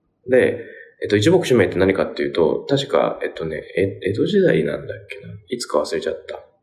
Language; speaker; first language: Japanese; native; Japanese